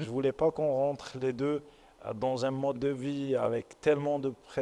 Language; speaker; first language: French; non-native, local second language; Arabic